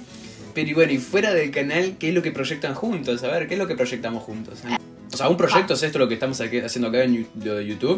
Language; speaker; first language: Spanish; native; Spanish